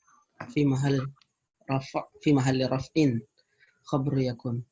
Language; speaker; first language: Arabic; non-native, learner; Indonesian